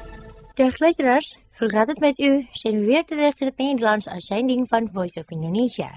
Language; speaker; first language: Dutch; non-native, fluent; Indonesian